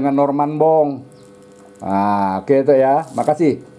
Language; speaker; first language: Indonesian; native; Indonesian